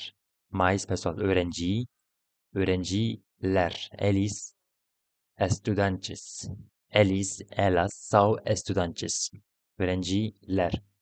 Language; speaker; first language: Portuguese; non-native, learner; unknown